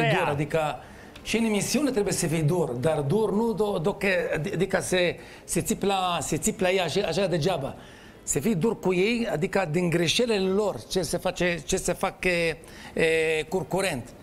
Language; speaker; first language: Romanian; non-native, fluent; Hebrew